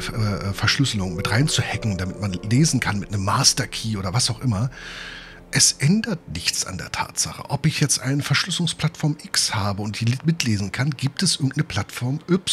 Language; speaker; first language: German; native; German